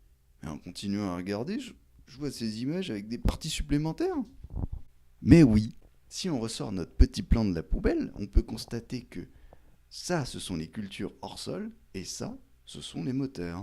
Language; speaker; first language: French; native; French